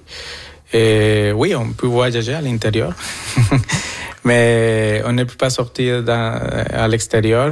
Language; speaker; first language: French; non-native, fluent; Spanish